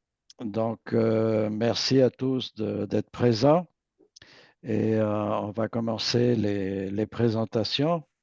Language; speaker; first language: French; native; French